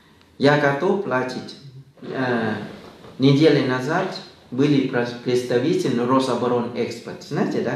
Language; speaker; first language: Russian; non-native, fluent; Thai